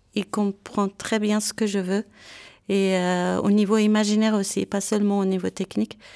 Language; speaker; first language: French; non-native, local second language; Armenian